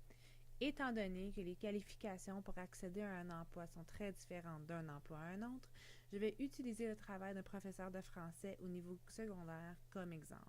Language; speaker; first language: French; non-native, fluent; English